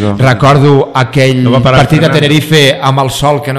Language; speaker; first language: Catalan; native; Catalan